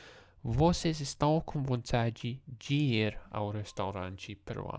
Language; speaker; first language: Portuguese; non-native, learner; English